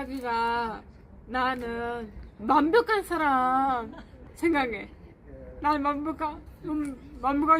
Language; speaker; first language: Korean; non-native, learner; Czech